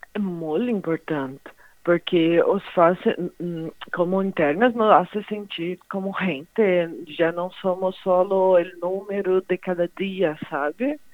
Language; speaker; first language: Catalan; non-native, learner; Portuguese